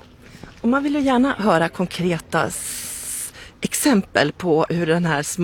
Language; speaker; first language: Swedish; native; Swedish